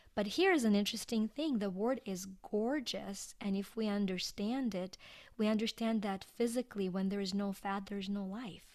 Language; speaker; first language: English; non-native, fluent; Ukrainian